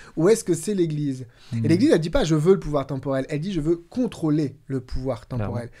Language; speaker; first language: French; native; French